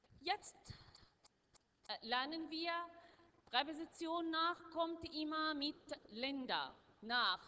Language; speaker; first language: German; non-native, learner; Arabic